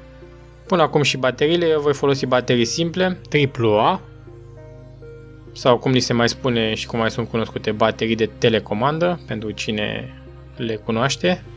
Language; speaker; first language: Romanian; native; Romanian